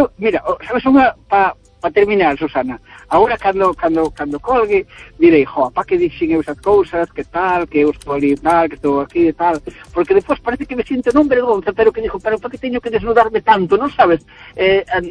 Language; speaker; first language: Spanish; native; Spanish